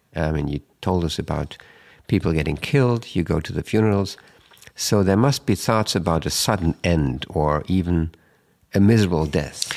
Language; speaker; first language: English; non-native, fluent; German